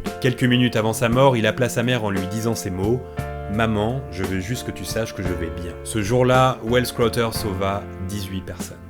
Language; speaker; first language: French; native; French